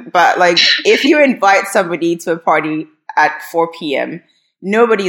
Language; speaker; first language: English; non-native, local second language; Akan